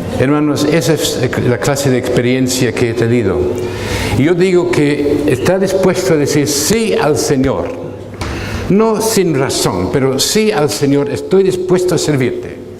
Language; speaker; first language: Spanish; non-native, fluent; English